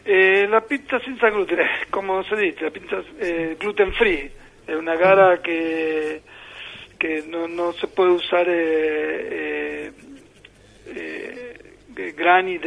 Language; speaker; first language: Italian; non-native, learner; Spanish